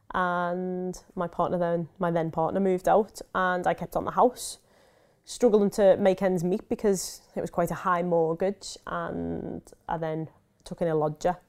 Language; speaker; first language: English; native; English